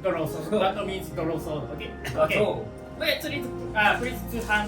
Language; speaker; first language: English; non-native, learner; Japanese